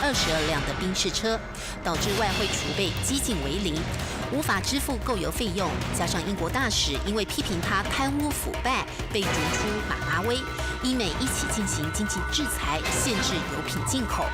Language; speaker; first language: Chinese; native; Chinese